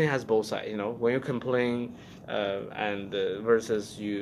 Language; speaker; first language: English; non-native, fluent; Chinese